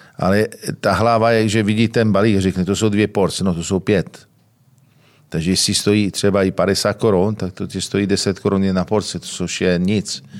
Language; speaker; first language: Czech; non-native, fluent; Italian